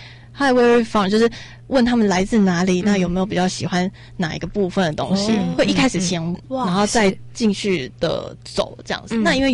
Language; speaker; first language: Chinese; native; Chinese